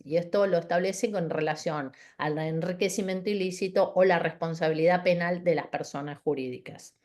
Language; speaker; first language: Spanish; native; Spanish